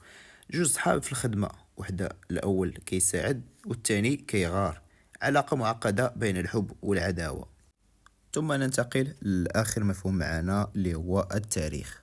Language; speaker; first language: Arabic; native; Arabic